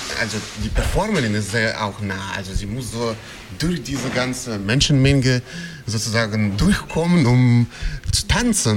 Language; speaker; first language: German; non-native, fluent; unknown